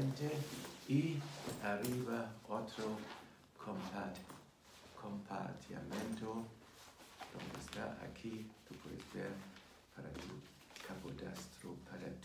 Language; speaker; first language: Spanish; non-native, fluent; German